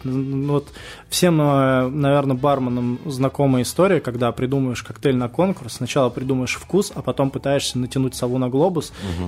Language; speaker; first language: Russian; native; Russian